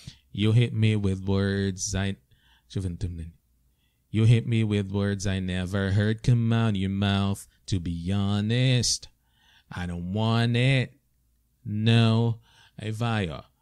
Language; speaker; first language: English; non-native, fluent; Portuguese